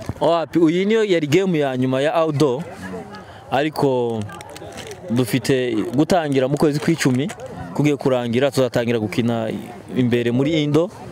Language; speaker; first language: Kinyarwanda; native; Kinyarwanda